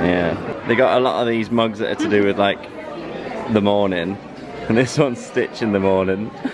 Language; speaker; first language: English; native; English